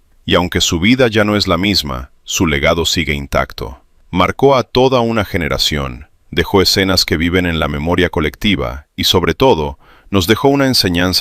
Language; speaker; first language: Spanish; native; Spanish